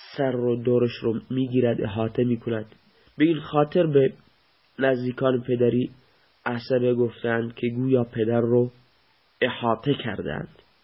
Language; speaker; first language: Persian; non-native, local second language; Baluchi